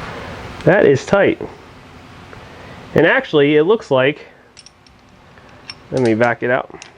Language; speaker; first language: English; native; English